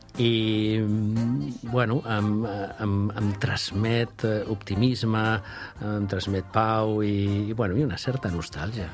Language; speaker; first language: Catalan; non-native, local second language; Spanish